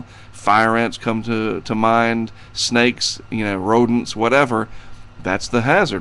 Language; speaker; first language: English; native; English